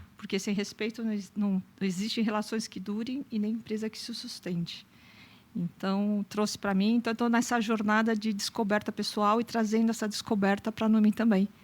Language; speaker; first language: Portuguese; native; Portuguese